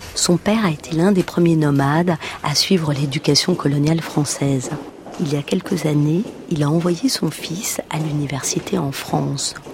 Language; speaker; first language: French; native; French